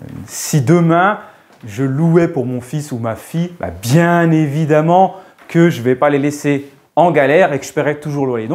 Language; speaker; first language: French; native; French